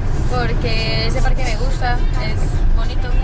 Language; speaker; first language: Spanish; native; Spanish